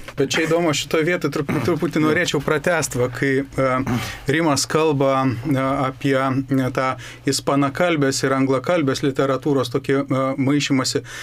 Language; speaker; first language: Lithuanian; native; Lithuanian